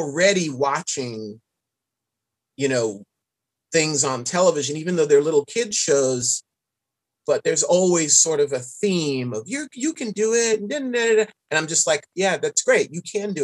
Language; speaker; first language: English; native; English